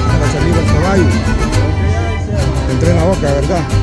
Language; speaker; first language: Spanish; native; Spanish